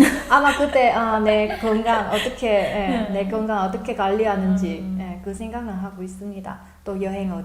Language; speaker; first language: Korean; non-native, learner; Vietnamese